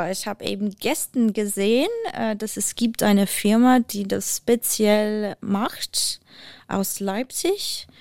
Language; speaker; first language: German; non-native, fluent; English